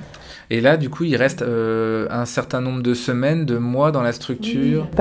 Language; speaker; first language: French; native; French